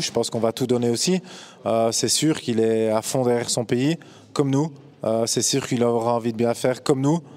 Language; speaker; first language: French; native; French